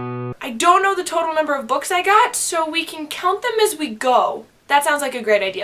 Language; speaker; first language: English; native; English